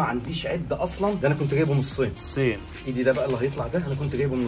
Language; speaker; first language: Arabic; native; Arabic